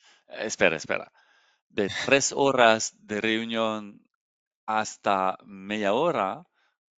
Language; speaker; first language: Spanish; non-native, learner; French